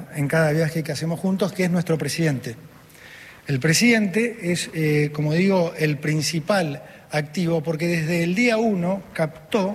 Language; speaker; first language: Spanish; native; Spanish